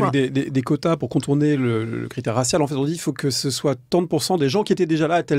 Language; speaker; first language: French; native; French